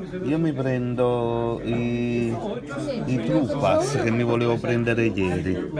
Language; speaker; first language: Italian; native; Italian